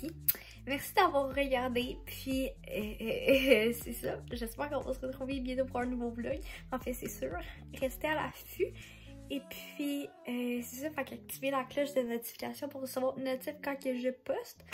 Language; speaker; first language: French; native; French